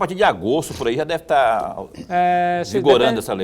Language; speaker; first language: Portuguese; native; Portuguese